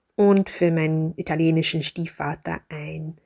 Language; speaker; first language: German; non-native, fluent; English